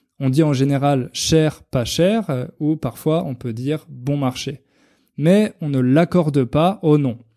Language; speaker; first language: French; native; French